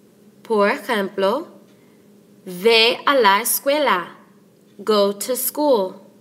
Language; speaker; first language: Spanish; non-native, fluent; English